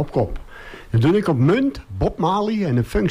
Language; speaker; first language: Dutch; native; Dutch